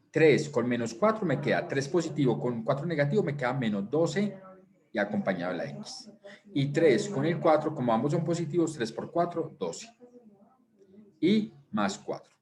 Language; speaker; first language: Spanish; native; Spanish